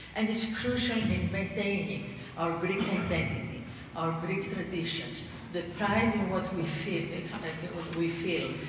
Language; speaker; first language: English; non-native, fluent; Greek